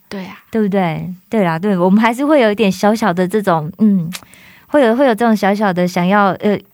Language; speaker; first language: Chinese; native; Chinese